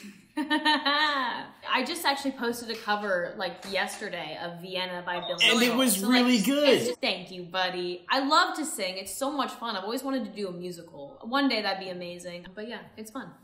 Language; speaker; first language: English; native; English